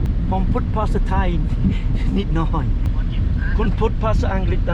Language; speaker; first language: Thai; non-native, learner; English